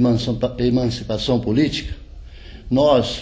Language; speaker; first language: Portuguese; native; Portuguese